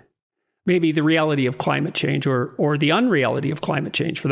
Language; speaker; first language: English; native; English